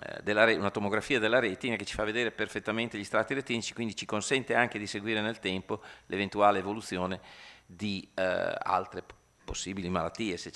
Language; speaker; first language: Italian; native; Italian